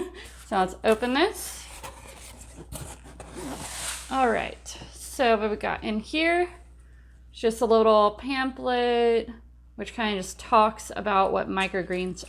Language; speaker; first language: English; native; English